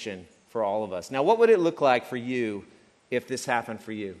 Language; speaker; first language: English; native; English